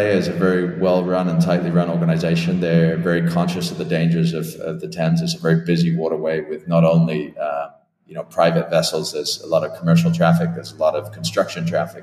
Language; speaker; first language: English; native; English